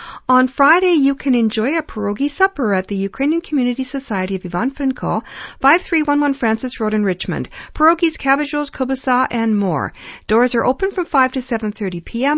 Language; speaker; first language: English; early bilingual, other home language; Ukrainian